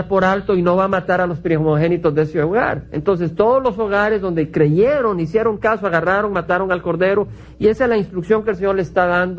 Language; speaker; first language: Spanish; native; Spanish